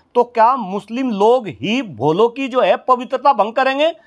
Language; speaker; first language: Hindi; native; Hindi